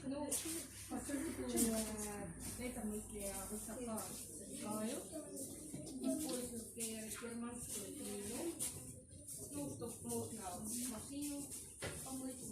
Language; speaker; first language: Russian; non-native, local second language; Estonian